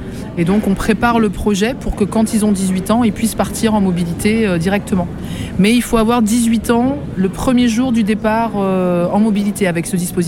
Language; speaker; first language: French; native; French